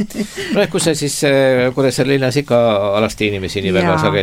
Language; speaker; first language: Estonian; native; Estonian